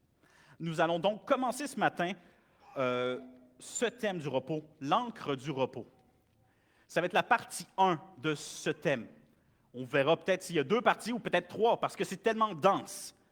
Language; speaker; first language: French; native; French